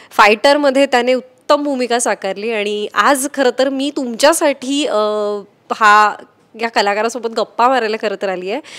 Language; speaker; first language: Hindi; non-native, local second language; Marathi